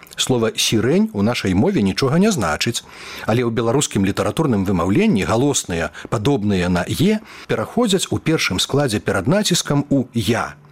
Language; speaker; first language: Belarusian; native; Belarusian